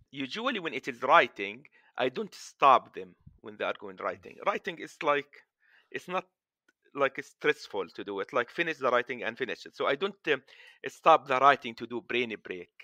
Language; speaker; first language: English; non-native, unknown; Arabic